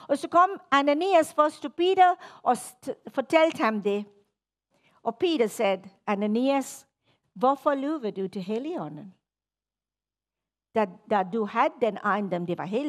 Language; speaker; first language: Danish; non-native, fluent; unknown